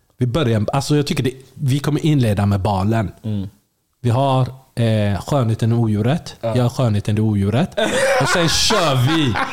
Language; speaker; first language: Swedish; early bilingual, other home language; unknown